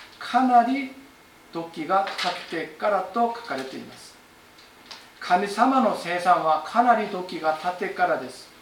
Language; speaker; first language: Japanese; non-native, fluent; Korean